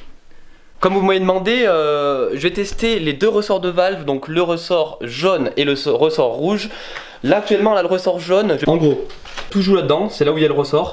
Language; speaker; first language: French; native; French